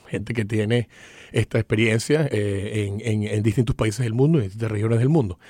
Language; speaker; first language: Spanish; native; Spanish